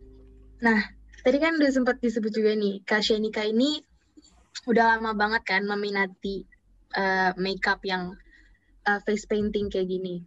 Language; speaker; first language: Indonesian; native; Indonesian